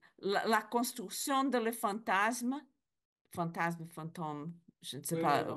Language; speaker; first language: French; non-native, learner; Spanish